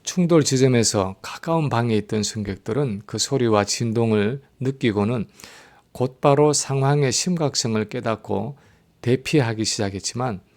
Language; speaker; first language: Korean; native; Korean